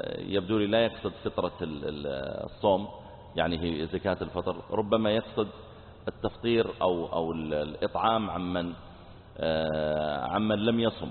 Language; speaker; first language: Arabic; native; Arabic